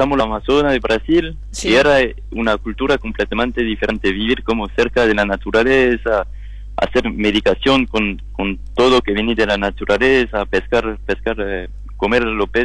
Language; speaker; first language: Spanish; non-native, learner; French